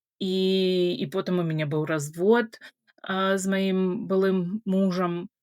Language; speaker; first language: Belarusian; non-native, local second language; Russian